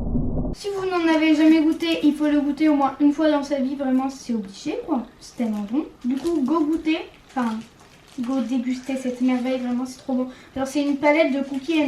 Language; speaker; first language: French; native; French